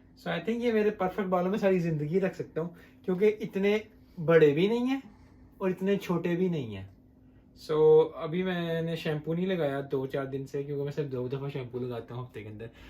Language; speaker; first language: Urdu; native; Urdu